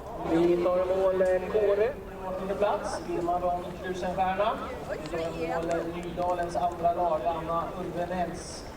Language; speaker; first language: Swedish; native; Swedish